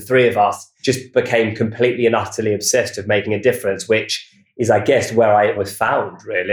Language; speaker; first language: English; native; English